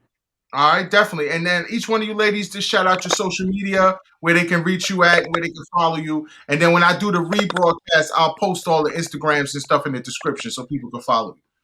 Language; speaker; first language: English; native; English